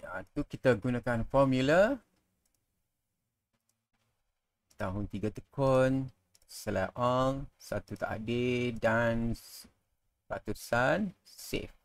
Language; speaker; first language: Malay; native; Malay